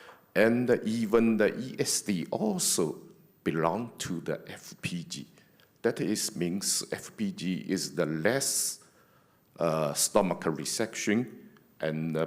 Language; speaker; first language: English; non-native, fluent; Chinese